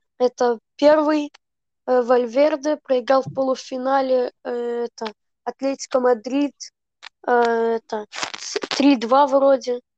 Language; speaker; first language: Russian; early bilingual, heritage; Russian